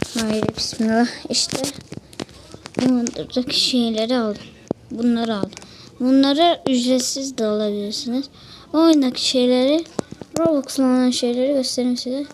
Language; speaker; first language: Turkish; native; Turkish